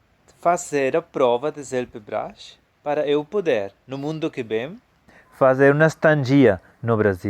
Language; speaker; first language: Portuguese; non-native, fluent; Spanish